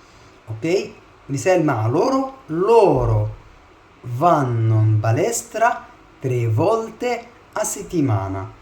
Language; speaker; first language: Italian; non-native, fluent; Arabic